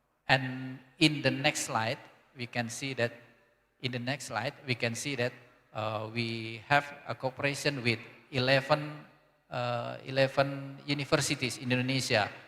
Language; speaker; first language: English; non-native, learner; Indonesian